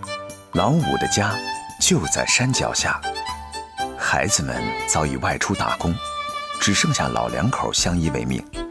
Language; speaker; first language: Chinese; native; Chinese